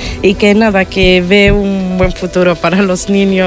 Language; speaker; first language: Spanish; non-native, fluent; Italian